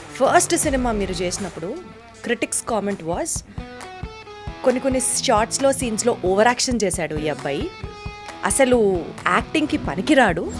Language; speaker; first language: Telugu; native; Telugu